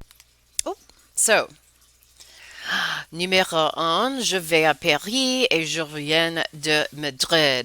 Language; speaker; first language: French; non-native, fluent; English